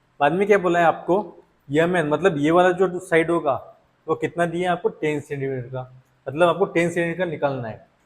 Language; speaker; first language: Hindi; non-native, local second language; Marathi